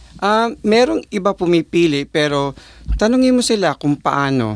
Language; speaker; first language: Filipino; native; Filipino